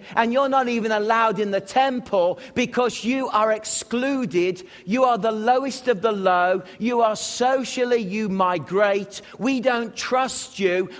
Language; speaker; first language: English; native; English